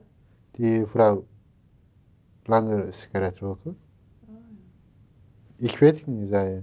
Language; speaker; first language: Dutch; non-native, learner; Turkish